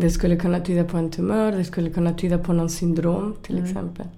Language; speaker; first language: Swedish; non-native, fluent; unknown